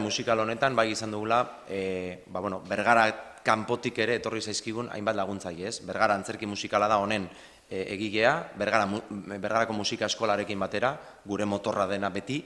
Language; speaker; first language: Basque; native; Basque